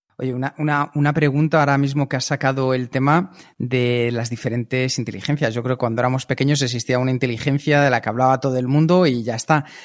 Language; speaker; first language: Spanish; native; Spanish